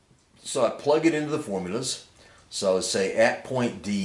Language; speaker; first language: English; native; English